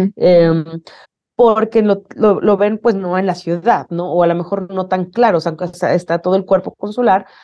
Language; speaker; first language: Spanish; native; Spanish